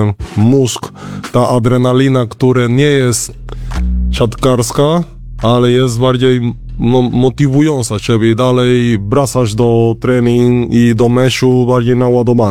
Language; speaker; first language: Polish; non-native, learner; Spanish